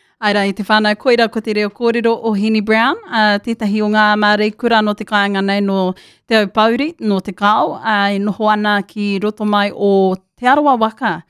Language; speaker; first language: Māori; native; Māori